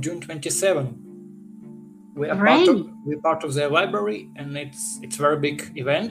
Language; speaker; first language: English; non-native, fluent; Ukrainian